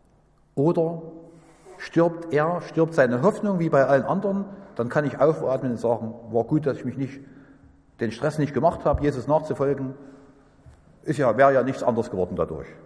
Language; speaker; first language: German; native; German